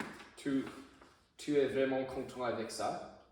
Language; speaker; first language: French; non-native, learner; English